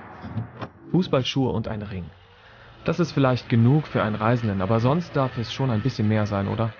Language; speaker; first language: German; native; German